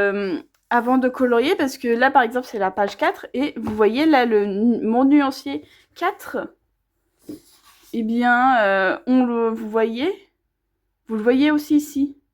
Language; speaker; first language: French; native; French